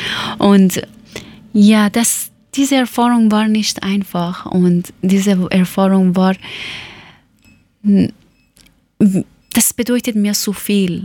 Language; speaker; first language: German; non-native, fluent; Persian